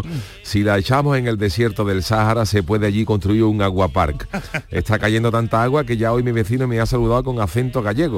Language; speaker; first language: Spanish; native; Spanish